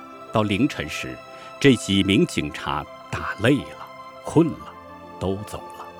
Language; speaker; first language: Chinese; native; Chinese